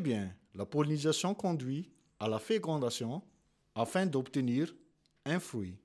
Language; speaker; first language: French; non-native, local second language; Malagasy